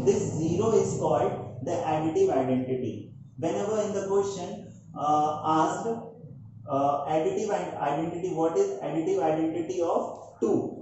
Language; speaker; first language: English; non-native, local second language; Hindi